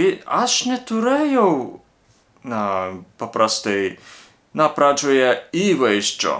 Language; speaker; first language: Lithuanian; non-native, learner; Japanese